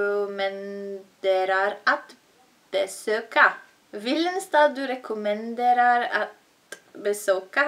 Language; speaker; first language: Swedish; non-native, learner; Italian